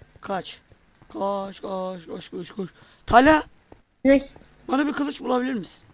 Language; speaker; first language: Turkish; native; Turkish